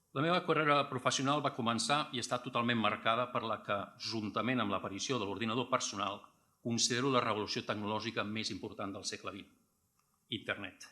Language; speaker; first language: Catalan; native; Catalan